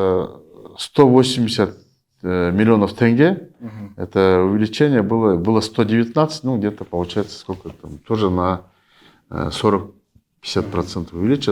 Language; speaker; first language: Russian; non-native, local second language; Kyrgyz